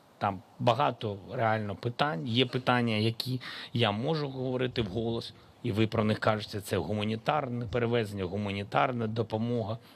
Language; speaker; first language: Ukrainian; non-native, local second language; Russian